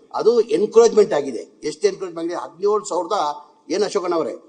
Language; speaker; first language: Kannada; non-native, local second language; Urdu